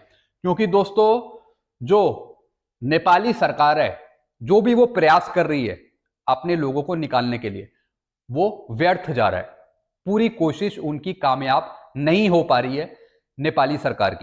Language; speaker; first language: Hindi; native; Hindi